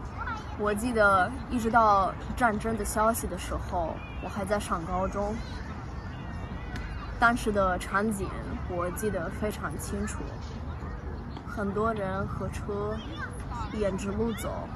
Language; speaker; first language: Chinese; non-native, fluent; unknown